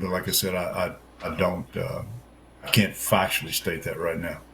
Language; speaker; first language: English; native; English